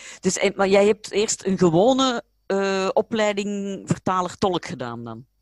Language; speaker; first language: Dutch; native; Dutch